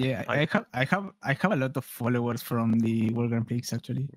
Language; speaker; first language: English; non-native, learner; Spanish